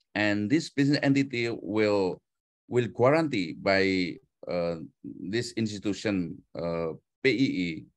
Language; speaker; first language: English; non-native, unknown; Indonesian